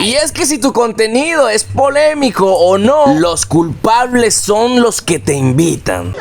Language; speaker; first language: Spanish; native; Spanish